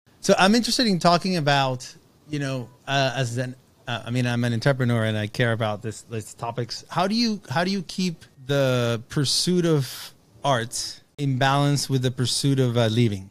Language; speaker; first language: English; non-native, fluent; Spanish